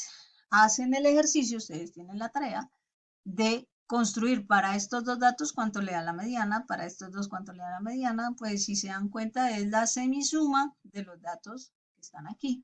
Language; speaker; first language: Spanish; native; Spanish